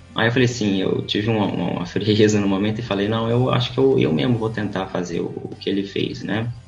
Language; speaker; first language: Portuguese; native; Portuguese